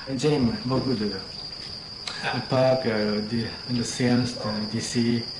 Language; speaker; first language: French; non-native, learner; Japanese